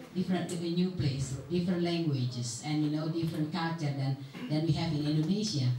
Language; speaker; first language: English; non-native, fluent; Indonesian